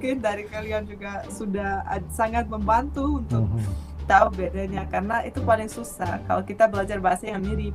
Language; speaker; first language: Indonesian; non-native, fluent; Russian